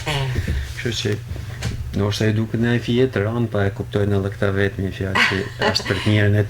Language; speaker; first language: Albanian; native; Albanian